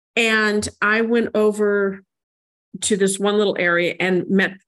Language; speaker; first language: English; native; English